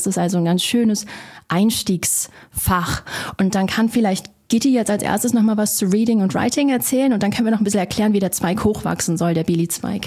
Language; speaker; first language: German; native; German